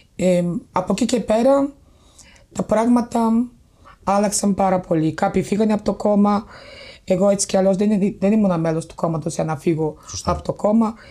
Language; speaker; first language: Greek; non-native, fluent; Bulgarian